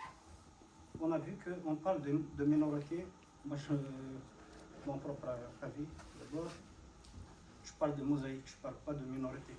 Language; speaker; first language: French; non-native, fluent; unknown